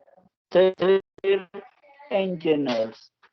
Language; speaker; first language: English; non-native, learner; Spanish